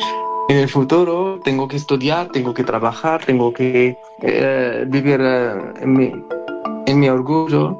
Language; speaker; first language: Spanish; non-native, learner; Arabic